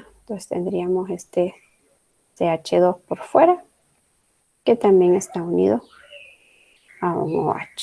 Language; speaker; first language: Spanish; native; Spanish